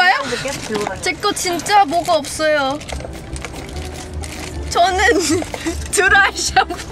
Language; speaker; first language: Korean; non-native, fluent; Thai